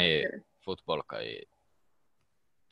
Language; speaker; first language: Russian; non-native, learner; Finnish